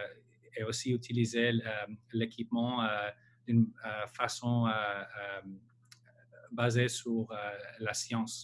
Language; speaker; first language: French; non-native, local second language; English